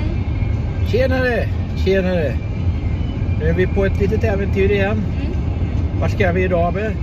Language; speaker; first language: Swedish; native; Swedish